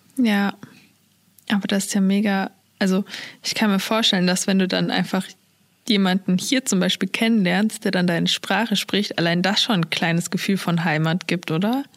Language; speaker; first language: German; early bilingual, other home language; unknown